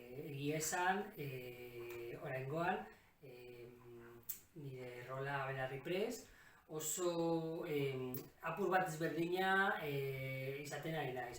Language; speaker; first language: Basque; non-native, local second language; Catalan